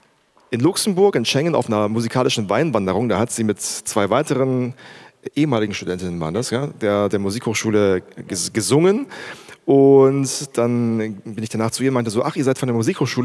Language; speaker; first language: German; native; German